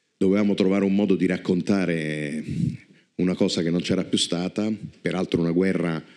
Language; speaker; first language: Italian; native; Italian